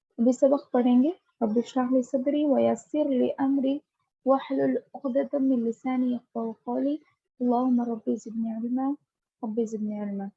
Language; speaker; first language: Urdu; native; Urdu